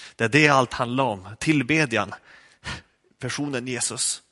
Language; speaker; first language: Swedish; native; Swedish